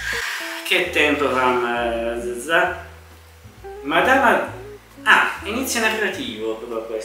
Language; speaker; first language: Italian; native; Italian